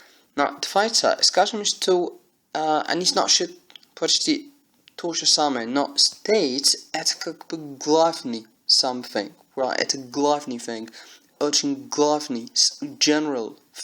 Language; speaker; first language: Russian; non-native, learner; English